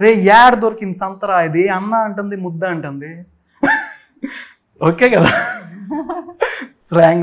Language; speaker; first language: Telugu; native; Telugu